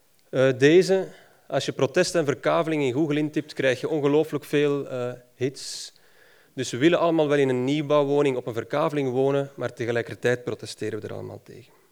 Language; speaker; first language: Dutch; native; Dutch